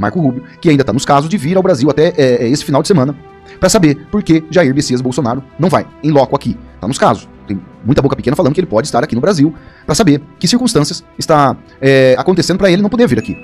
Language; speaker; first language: Portuguese; native; Portuguese